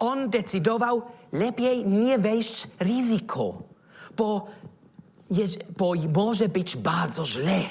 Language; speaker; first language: Polish; non-native, learner; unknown